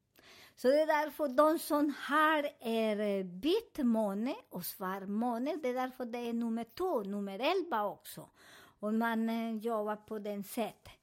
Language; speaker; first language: Swedish; non-native, learner; Spanish